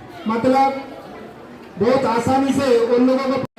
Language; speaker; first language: Hindi; non-native, local second language; Odia